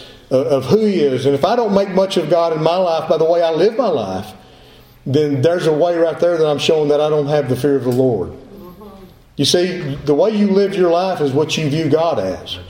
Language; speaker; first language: English; native; English